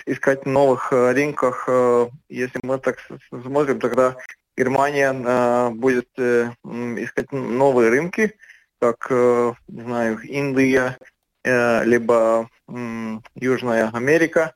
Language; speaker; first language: Russian; non-native, local second language; Latvian